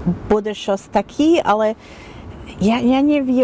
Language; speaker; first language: Ukrainian; non-native, learner; English